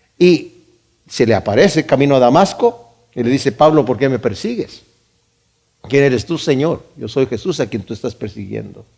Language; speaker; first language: Spanish; native; Spanish